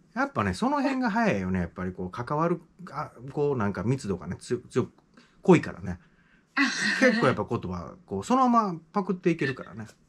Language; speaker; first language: Japanese; native; Japanese